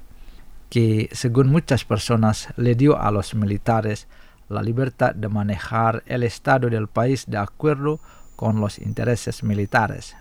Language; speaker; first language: Spanish; non-native, fluent; Indonesian